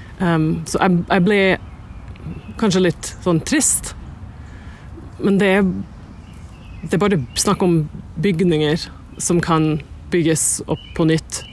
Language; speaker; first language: Norwegian; non-native, fluent; English